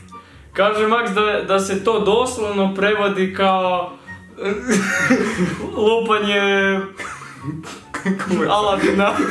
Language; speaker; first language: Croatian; early bilingual, heritage; Croatian